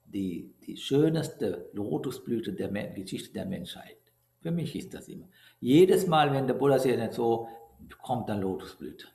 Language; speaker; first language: German; non-native, learner; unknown